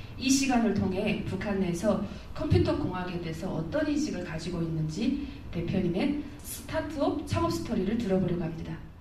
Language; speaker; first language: Korean; native; Korean